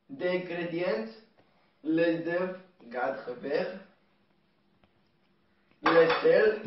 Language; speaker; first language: French; non-native, learner; Greek